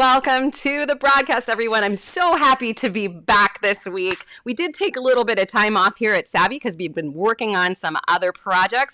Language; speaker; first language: English; native; English